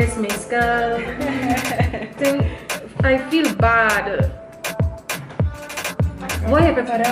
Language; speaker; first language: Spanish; non-native, learner; English